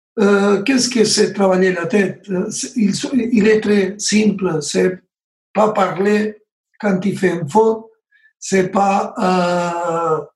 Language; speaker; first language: French; non-native, learner; Spanish